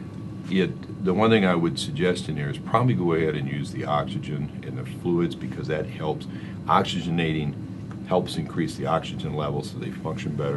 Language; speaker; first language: English; native; English